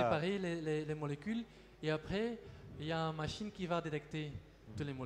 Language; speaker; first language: French; non-native, local second language; Dutch